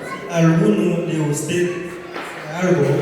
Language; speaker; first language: Spanish; non-native, fluent; Haitian Creole